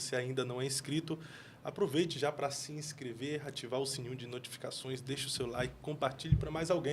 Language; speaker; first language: Portuguese; native; Portuguese